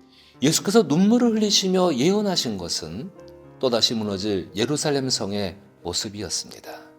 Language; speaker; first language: Korean; native; Korean